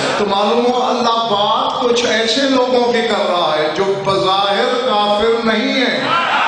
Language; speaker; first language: Urdu; non-native, local second language; Saraiki